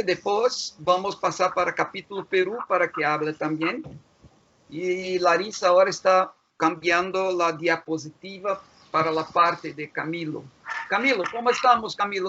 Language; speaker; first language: Spanish; non-native, fluent; Portuguese